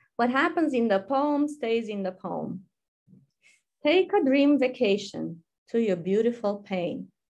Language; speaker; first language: English; non-native, fluent; Romanian